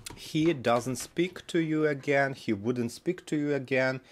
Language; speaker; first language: English; non-native, fluent; Russian